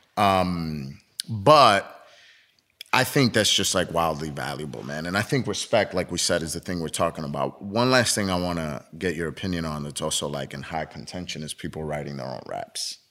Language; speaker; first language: English; native; English